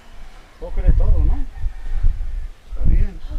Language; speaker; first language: Spanish; non-native, learner; English